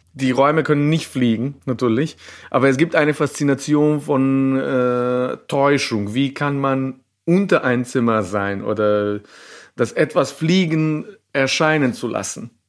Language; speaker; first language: German; non-native, fluent; Serbian